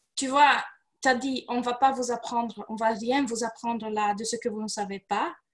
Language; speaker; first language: French; non-native, fluent; Romanian